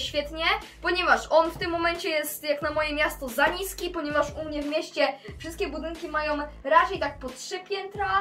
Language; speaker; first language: Polish; native; Polish